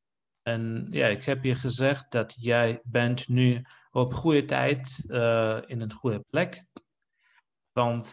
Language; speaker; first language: Dutch; non-native, fluent; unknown